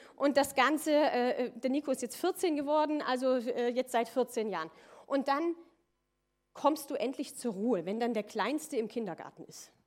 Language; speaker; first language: German; native; German